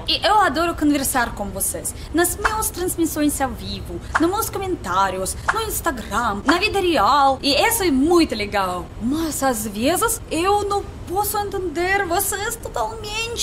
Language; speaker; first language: Portuguese; non-native, learner; Russian